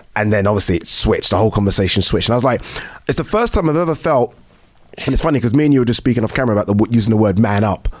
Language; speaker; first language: English; native; English